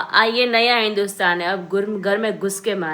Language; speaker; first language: Hindi; non-native, local second language; Gujarati